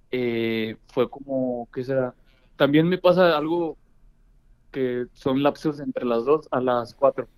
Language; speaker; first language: Spanish; native; Spanish